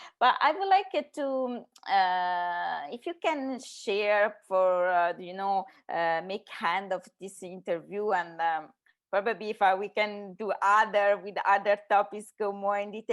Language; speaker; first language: English; non-native, learner; Italian